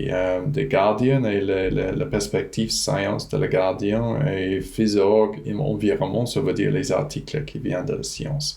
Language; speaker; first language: French; non-native, fluent; English